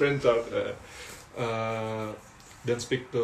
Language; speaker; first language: English; non-native, learner; Indonesian